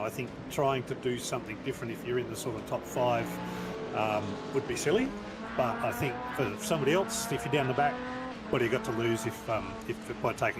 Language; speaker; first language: English; native; English